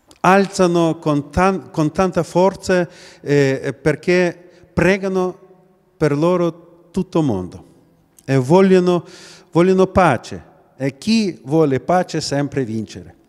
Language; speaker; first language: Italian; non-native, learner; Ukrainian